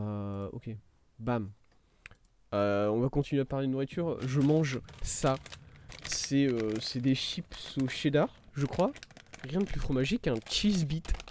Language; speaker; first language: French; native; French